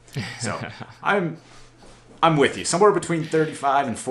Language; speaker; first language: English; native; English